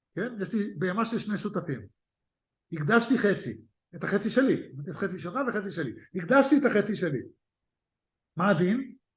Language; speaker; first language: Hebrew; native; Hebrew